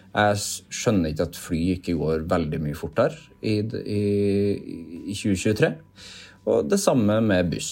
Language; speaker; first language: Norwegian; native; Norwegian